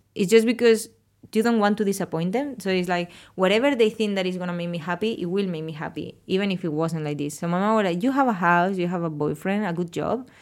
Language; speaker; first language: English; non-native, fluent; Spanish